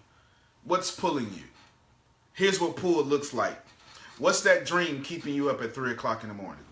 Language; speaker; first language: English; native; English